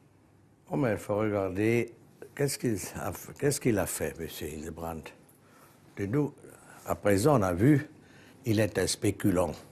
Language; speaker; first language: French; non-native, local second language; German